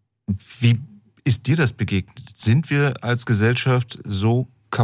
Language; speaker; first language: German; native; German